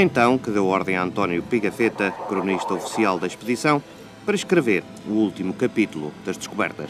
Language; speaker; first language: Portuguese; native; Portuguese